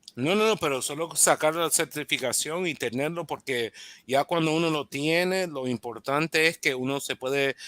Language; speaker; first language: Spanish; early bilingual, heritage; Spanish